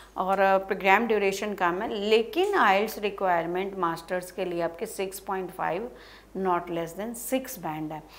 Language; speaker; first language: Hindi; non-native, local second language; Punjabi